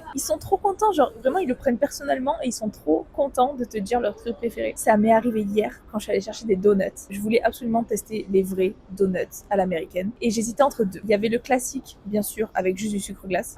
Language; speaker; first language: French; native; French